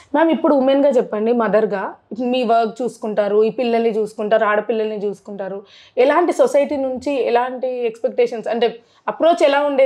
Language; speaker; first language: Telugu; native; Telugu